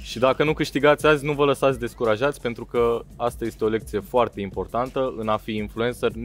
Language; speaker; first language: Romanian; native; Romanian